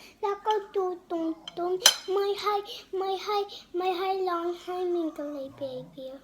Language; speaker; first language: Thai; early bilingual, heritage; Thai